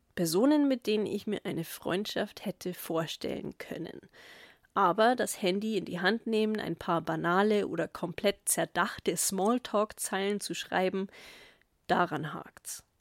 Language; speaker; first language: German; native; German